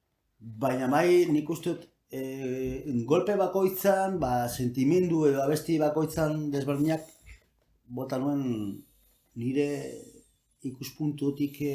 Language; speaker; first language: Basque; non-native, local second language; Spanish